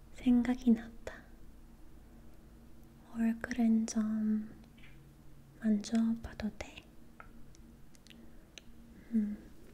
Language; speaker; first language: Korean; non-native, learner; English